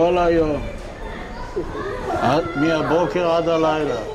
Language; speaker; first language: Hebrew; non-native, local second language; Yiddish